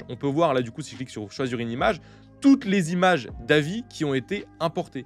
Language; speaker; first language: French; native; French